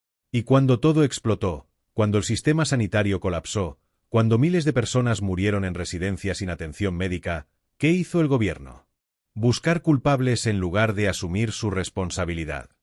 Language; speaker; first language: Spanish; native; Spanish